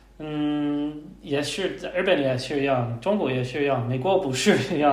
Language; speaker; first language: Chinese; non-native, learner; English